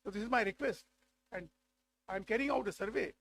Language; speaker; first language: English; non-native, local second language; Marathi